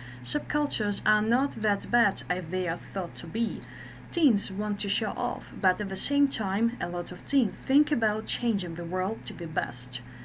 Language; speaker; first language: English; non-native, fluent; Russian